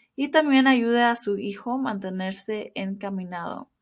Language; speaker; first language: Spanish; early bilingual, heritage; Spanish